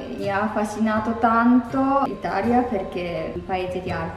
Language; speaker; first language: Italian; non-native, learner; Japanese